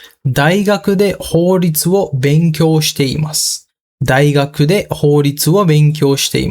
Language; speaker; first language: Japanese; non-native, fluent; Sinhala